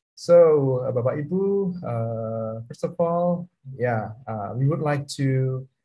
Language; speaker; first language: English; non-native, fluent; Indonesian